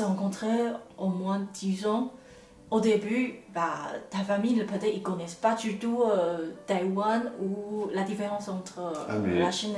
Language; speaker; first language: French; non-native, fluent; Chinese